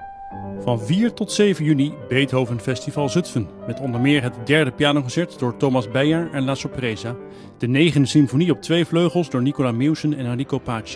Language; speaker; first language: Dutch; native; Dutch